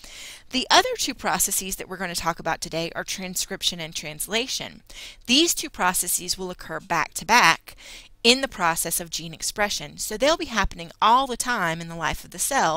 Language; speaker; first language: English; native; English